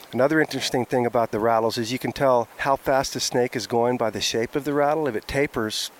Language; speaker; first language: English; native; English